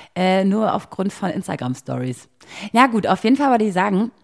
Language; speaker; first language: German; native; German